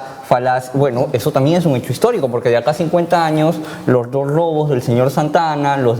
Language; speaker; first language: Spanish; native; Spanish